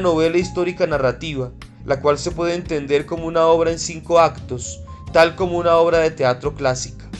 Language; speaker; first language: Spanish; native; Spanish